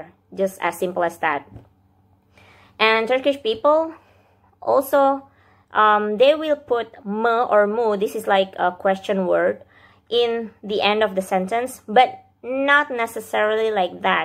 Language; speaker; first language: English; non-native, fluent; Indonesian